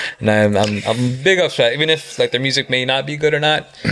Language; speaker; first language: English; early bilingual, other home language; Spanish